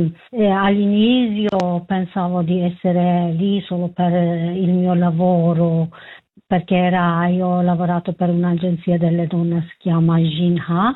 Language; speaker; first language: Italian; non-native, learner; Kurdish